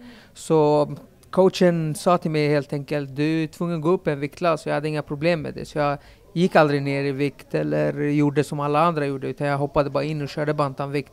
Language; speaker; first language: Swedish; early bilingual, other home language; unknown